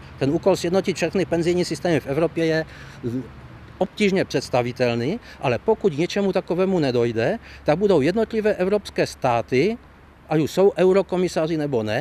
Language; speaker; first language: Czech; native; Czech